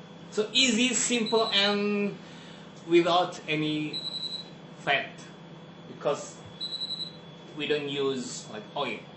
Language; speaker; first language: English; non-native, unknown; Javanese